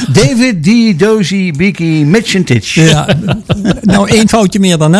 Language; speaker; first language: Dutch; native; Dutch